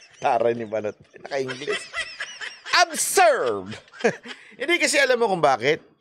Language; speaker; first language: Filipino; native; Filipino